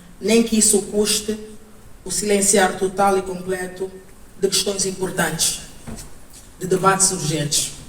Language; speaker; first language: Portuguese; native; Portuguese